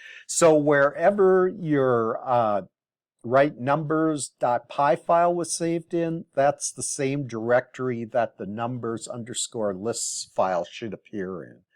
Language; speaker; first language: English; native; English